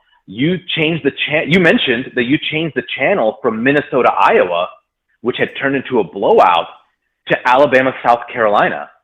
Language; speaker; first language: English; native; English